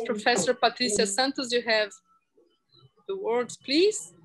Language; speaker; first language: English; non-native, fluent; Portuguese